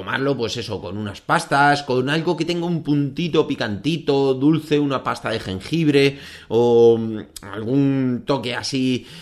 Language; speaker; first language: Spanish; native; Spanish